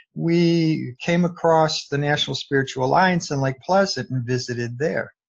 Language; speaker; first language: English; native; English